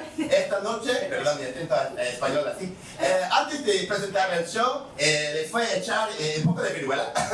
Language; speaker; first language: Spanish; non-native, fluent; English